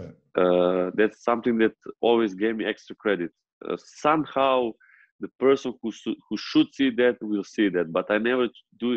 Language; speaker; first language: English; non-native, fluent; Serbian